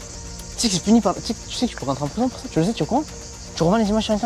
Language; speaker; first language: French; native; French